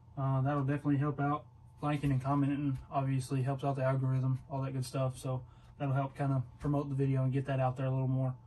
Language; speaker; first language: English; native; English